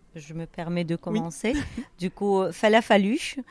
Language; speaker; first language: French; non-native, fluent; Arabic